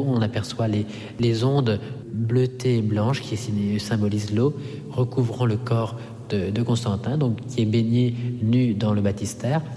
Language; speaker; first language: French; non-native, fluent; Italian